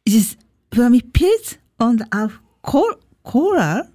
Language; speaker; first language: German; non-native, learner; Japanese